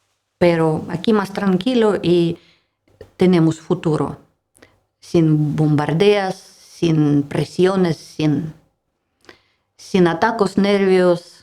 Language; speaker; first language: Spanish; non-native, learner; Russian